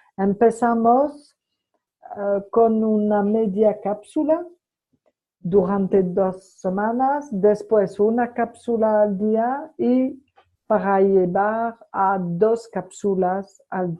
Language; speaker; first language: Spanish; non-native, fluent; French